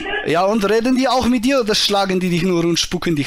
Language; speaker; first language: German; native; German